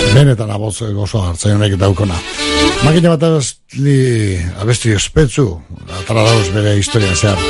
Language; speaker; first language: Basque; native; Basque